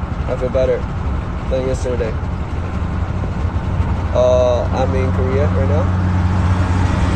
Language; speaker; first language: English; non-native, fluent; Chinese